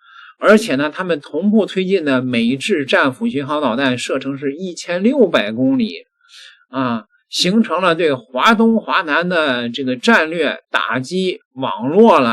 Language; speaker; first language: Chinese; native; Chinese